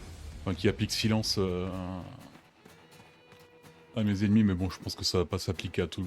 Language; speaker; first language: French; native; French